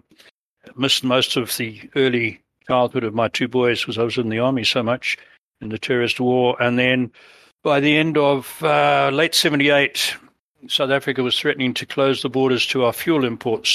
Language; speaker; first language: English; native; English